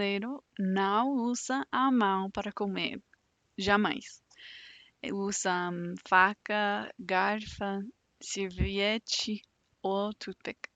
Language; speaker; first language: Portuguese; non-native, fluent; English